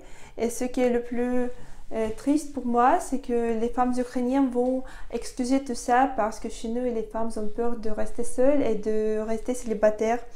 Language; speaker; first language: French; non-native, fluent; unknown